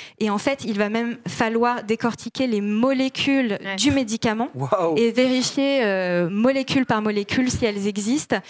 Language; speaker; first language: French; native; French